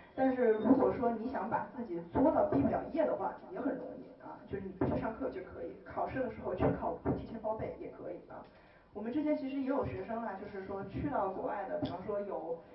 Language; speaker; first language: Chinese; native; Chinese